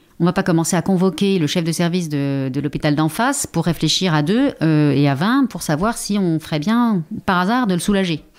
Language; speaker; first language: French; native; French